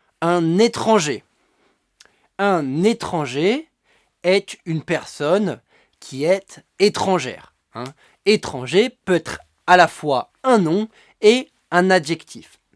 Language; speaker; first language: French; native; French